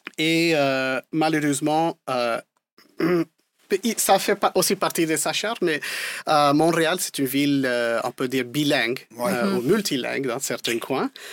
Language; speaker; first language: French; non-native, fluent; Spanish